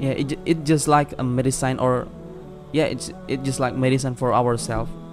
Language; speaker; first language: English; non-native, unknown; Indonesian